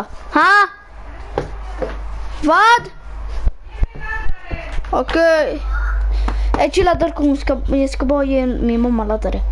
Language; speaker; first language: Swedish; early bilingual, other home language; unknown